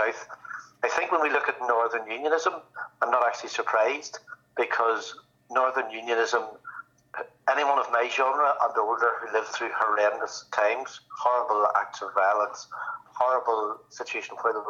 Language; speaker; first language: English; native; English